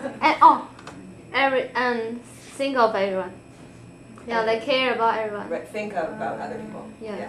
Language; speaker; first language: English; non-native, learner; Japanese